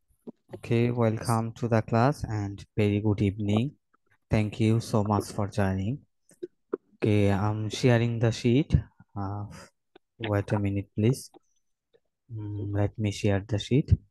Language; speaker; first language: English; non-native, fluent; Bangla